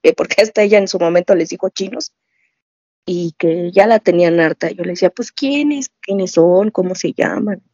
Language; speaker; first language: Spanish; native; Spanish